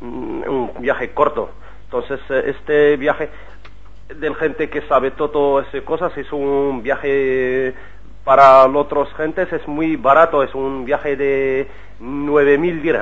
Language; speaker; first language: Spanish; non-native, learner; Arabic